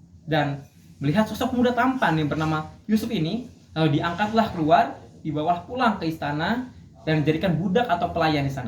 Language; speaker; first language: Indonesian; native; Indonesian